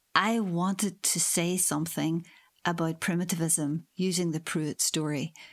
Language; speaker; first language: English; native; English